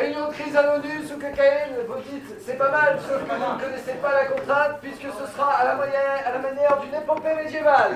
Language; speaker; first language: French; native; French